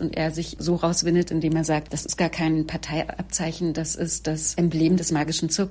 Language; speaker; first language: German; native; German